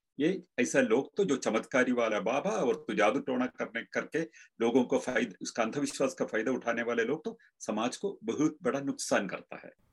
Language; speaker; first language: Hindi; non-native, local second language; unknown